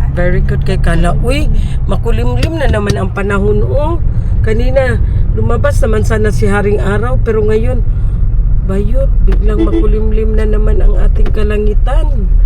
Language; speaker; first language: Filipino; non-native, local second language; Cebuano